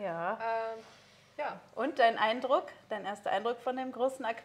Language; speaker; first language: German; native; German